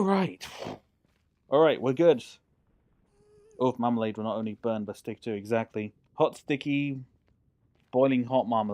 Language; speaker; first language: English; native; English